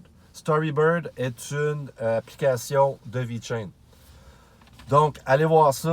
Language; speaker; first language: French; native; French